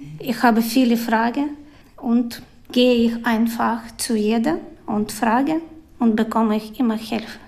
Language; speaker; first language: German; non-native, learner; Ukrainian